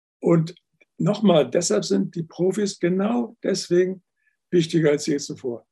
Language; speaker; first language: German; native; German